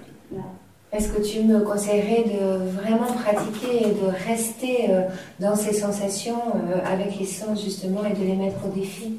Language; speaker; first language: French; native; French